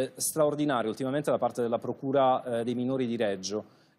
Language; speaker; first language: Italian; native; Italian